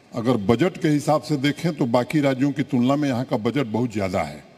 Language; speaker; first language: Hindi; native; Hindi